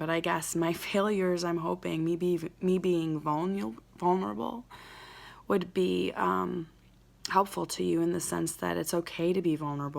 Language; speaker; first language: English; native; English